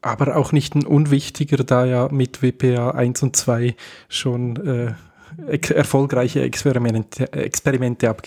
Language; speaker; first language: German; native; German